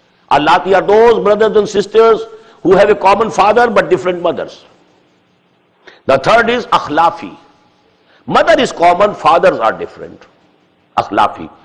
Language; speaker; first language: English; non-native, local second language; Urdu